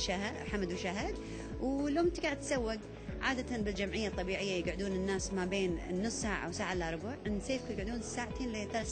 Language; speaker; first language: Arabic; native; Arabic